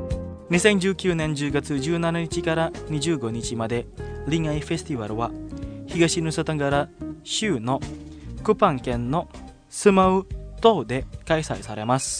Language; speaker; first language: Japanese; non-native, fluent; Indonesian